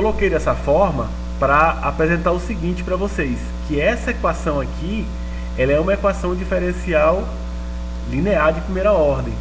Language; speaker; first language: Portuguese; native; Portuguese